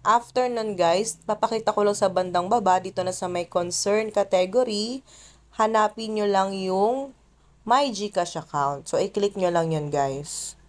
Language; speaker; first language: Filipino; native; Filipino